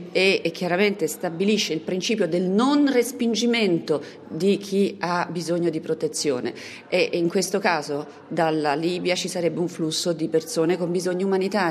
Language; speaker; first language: Italian; native; Italian